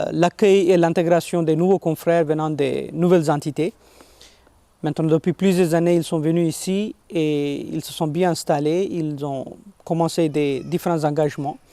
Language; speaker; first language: French; non-native, fluent; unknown